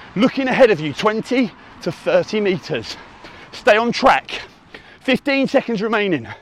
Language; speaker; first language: English; native; English